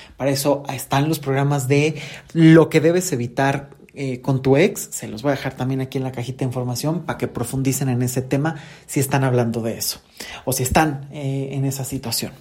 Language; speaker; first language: Spanish; native; Spanish